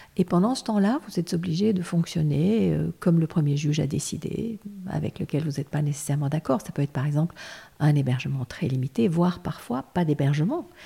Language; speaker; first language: French; non-native, local second language; Armenian